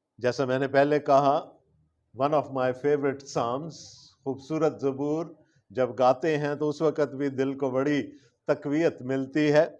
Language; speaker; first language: Urdu; non-native, local second language; Punjabi